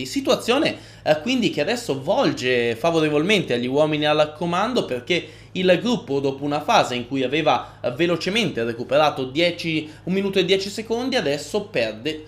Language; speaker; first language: Italian; native; Italian